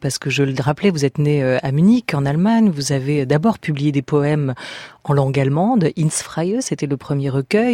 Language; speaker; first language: French; native; French